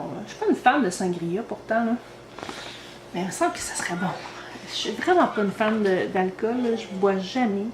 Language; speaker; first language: French; native; French